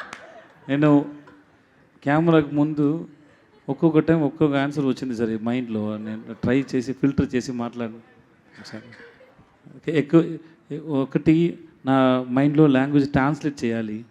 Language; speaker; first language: Telugu; non-native, learner; Tamil